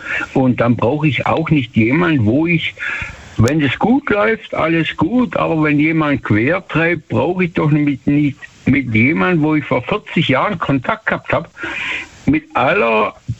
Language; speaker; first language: German; native; German